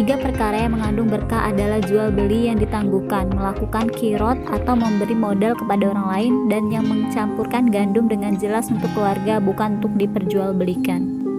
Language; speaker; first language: Indonesian; native; Indonesian